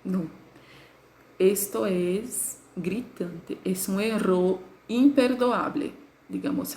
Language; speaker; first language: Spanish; non-native, fluent; Portuguese